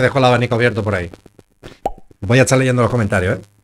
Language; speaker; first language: Spanish; native; Spanish